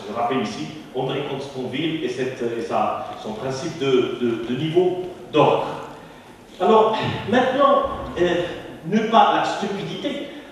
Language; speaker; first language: French; non-native, local second language; Arabic